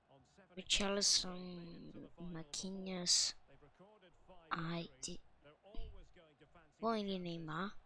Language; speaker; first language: Danish; native; Danish